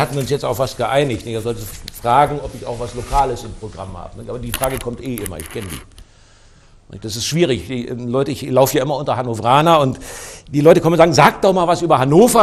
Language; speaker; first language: German; native; German